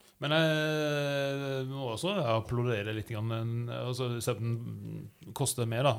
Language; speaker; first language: Norwegian; non-native, fluent; English